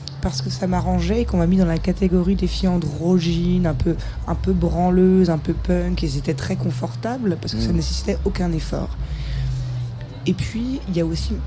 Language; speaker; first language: French; native; French